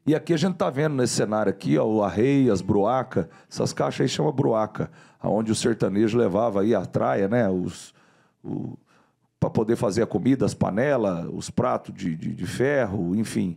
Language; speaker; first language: Portuguese; native; Portuguese